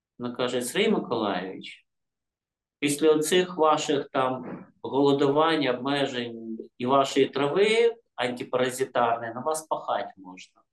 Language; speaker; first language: Ukrainian; non-native, local second language; Russian